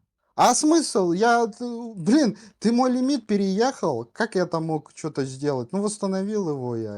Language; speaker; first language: Russian; native; Russian